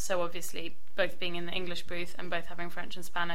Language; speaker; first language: English; native; English